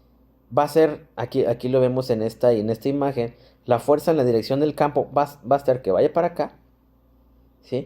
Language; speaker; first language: Spanish; native; Spanish